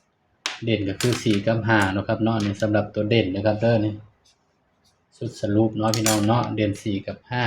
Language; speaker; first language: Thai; non-native, local second language; Lao